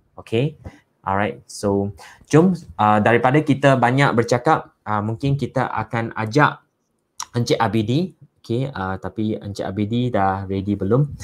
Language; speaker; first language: Malay; non-native, local second language; Chinese